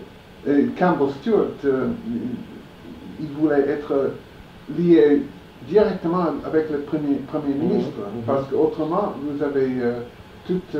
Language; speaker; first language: French; non-native, fluent; English